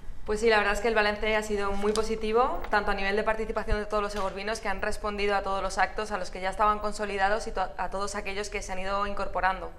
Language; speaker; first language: Spanish; native; Spanish